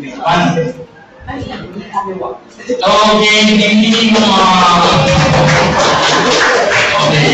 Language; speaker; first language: English; non-native, fluent; Thai